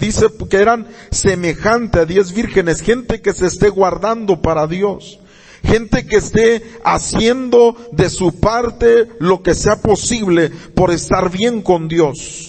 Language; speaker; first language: Spanish; native; Spanish